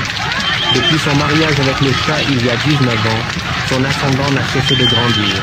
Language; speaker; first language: French; native; French